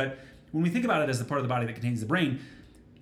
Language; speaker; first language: English; native; English